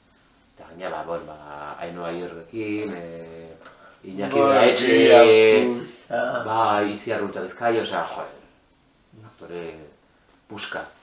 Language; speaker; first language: Basque; non-native, local second language; Spanish